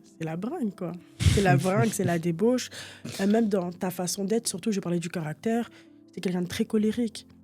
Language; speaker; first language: French; early bilingual, other home language; Portuguese